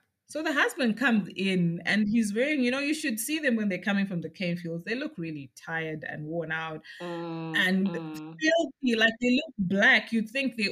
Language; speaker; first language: English; non-native, local second language; Shona